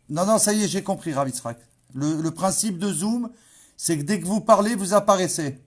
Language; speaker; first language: French; native; French